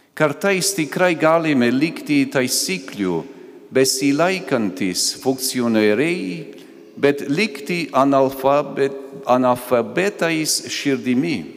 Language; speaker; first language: Lithuanian; non-native, fluent; Croatian